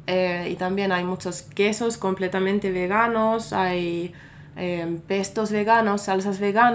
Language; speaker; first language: Spanish; non-native, fluent; Finnish